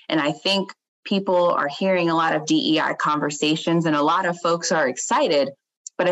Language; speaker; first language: English; native; English